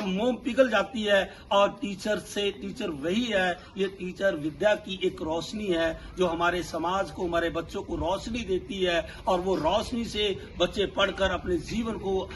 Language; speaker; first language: Hindi; non-native, local second language; Punjabi